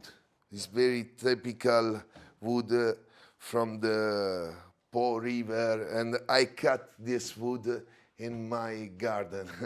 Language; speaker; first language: English; non-native, learner; Italian